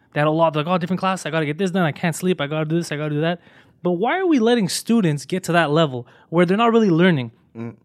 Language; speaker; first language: English; native; English